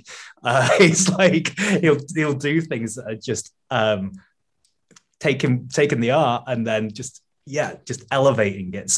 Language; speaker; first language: English; native; English